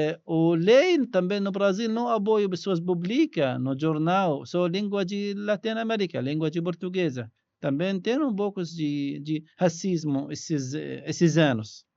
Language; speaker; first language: Portuguese; non-native, learner; Arabic